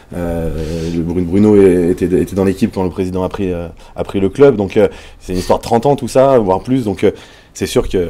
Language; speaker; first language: French; native; French